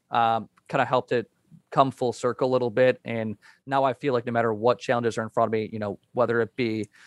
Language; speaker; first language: English; native; English